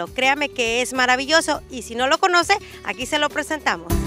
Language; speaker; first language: Spanish; native; Spanish